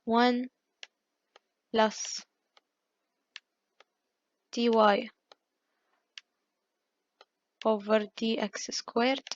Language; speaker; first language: English; non-native, fluent; Arabic